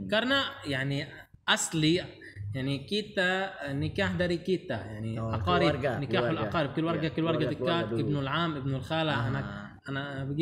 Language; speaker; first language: Indonesian; non-native, learner; Arabic